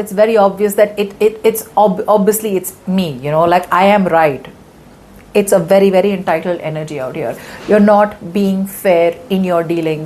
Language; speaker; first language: English; non-native, local second language; Hindi